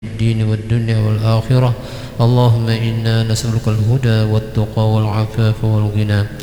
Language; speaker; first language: Arabic; non-native, fluent; Malay